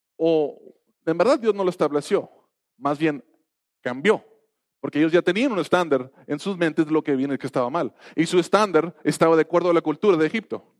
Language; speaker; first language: Spanish; non-native, fluent; English